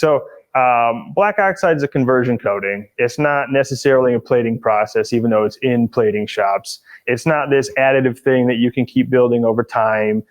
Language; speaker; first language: English; native; English